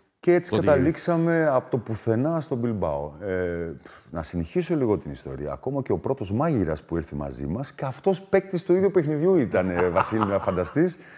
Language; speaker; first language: Greek; early bilingual, other home language; German